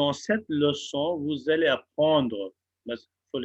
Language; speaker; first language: French; non-native, fluent; Hindi